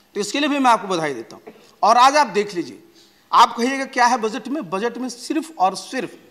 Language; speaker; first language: Hindi; native; Hindi